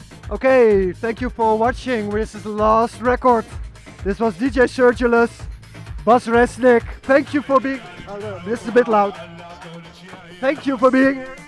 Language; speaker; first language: English; non-native, fluent; Dutch